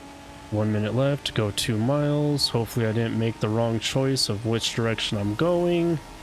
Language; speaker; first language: English; native; English